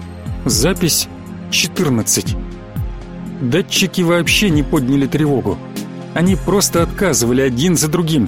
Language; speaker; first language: Russian; native; Russian